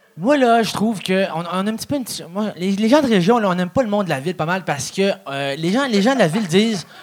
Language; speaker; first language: French; native; French